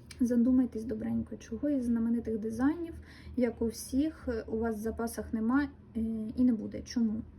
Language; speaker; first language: Ukrainian; non-native, local second language; Russian